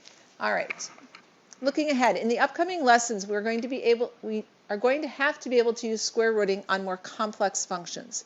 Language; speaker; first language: English; native; English